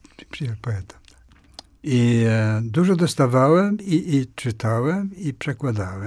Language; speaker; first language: Polish; non-native, fluent; Swedish